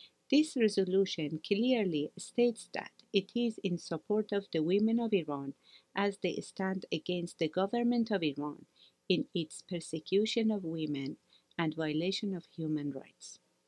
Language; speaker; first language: English; non-native, fluent; Persian